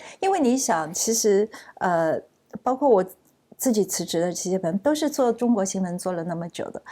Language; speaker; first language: Chinese; native; Chinese